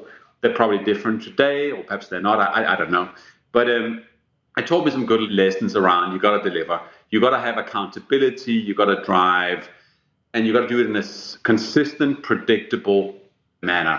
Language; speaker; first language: English; non-native, fluent; Danish